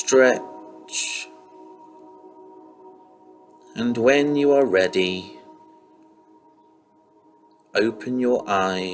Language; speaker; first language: English; native; English